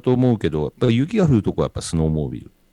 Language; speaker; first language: Japanese; native; Japanese